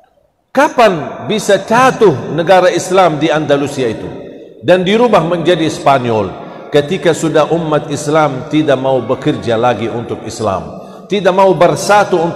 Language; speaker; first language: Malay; non-native, fluent; Arabic